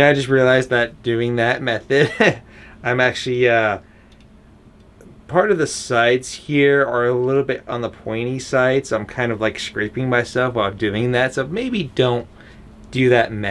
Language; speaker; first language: English; native; English